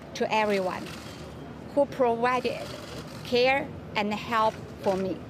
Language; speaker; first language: English; non-native, fluent; Chinese